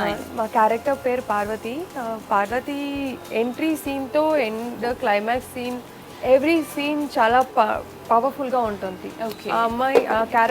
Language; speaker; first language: Telugu; non-native, local second language; Kannada